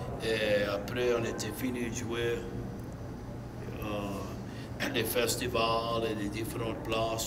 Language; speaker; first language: French; non-native, local second language; English